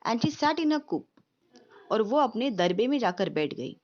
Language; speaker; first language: Hindi; non-native, local second language; Marathi